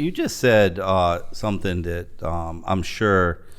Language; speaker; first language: English; native; English